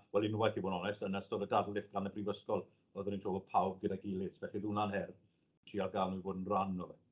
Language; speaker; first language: Welsh; native; Welsh